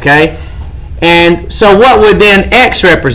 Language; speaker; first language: English; native; English